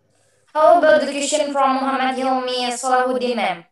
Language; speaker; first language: English; non-native, learner; Indonesian